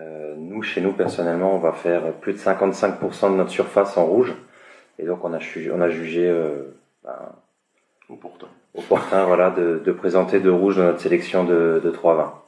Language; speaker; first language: French; native; French